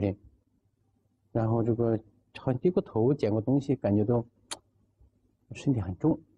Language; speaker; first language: Chinese; native; Chinese